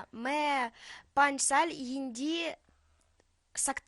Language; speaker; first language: Hindi; non-native, learner; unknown